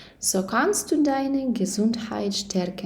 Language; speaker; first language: German; non-native, fluent; Ukrainian